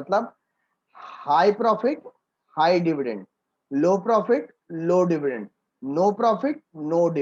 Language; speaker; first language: Hindi; native; Hindi